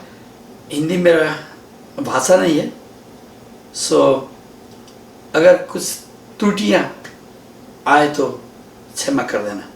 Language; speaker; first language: Hindi; non-native, learner; Nepali